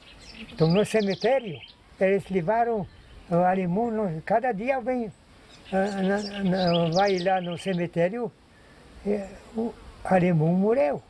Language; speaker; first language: Portuguese; non-native, local second language; Polish